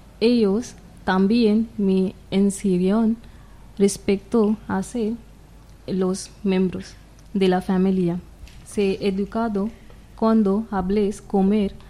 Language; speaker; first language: Spanish; non-native, learner; Marathi